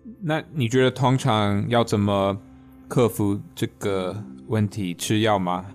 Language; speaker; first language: Chinese; non-native, fluent; English